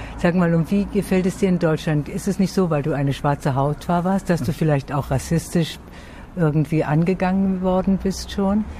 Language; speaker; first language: German; native; German